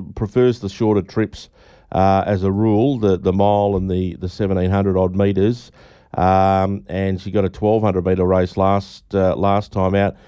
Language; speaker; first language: English; native; English